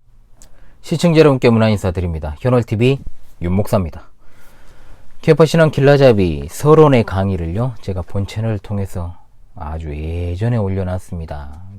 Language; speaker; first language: Korean; native; Korean